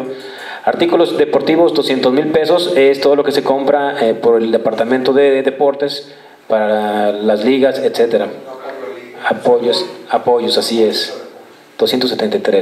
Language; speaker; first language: Spanish; native; Spanish